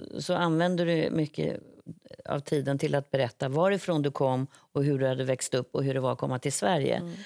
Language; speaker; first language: Swedish; native; Swedish